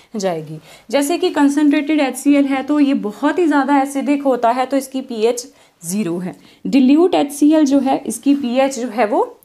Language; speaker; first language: Hindi; non-native, local second language; Punjabi